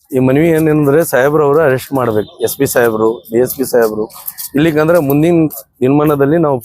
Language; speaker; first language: Kannada; non-native, local second language; Lambadi